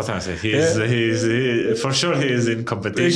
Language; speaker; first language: English; non-native, fluent; Georgian